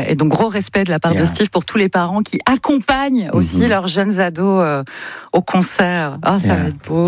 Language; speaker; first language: French; native; French